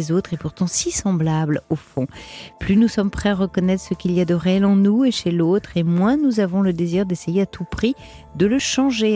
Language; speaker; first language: French; native; French